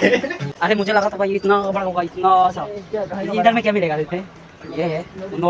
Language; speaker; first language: Hindi; non-native, local second language; Mizo